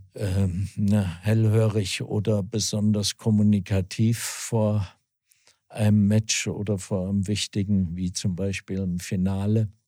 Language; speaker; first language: German; native; German